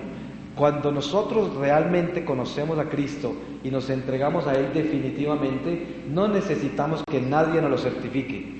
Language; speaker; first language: Spanish; native; Spanish